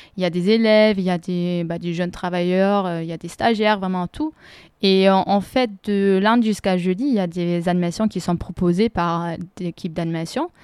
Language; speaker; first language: French; non-native, fluent; German